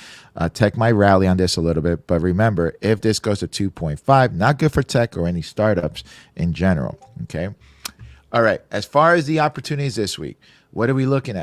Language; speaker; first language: English; native; English